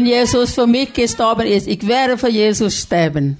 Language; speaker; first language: German; non-native, learner; Thai